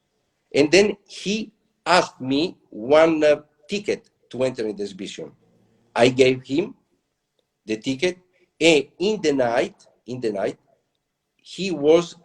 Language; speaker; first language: English; non-native, learner; Italian